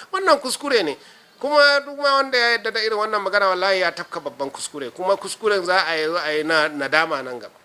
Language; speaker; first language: Hausa; non-native, local second language; Fula